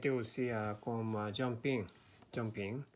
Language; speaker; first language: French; non-native, learner; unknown